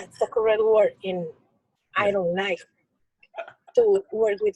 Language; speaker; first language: English; non-native, learner; Spanish